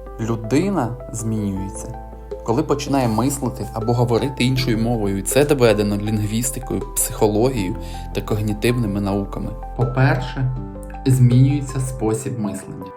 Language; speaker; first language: Ukrainian; native; Ukrainian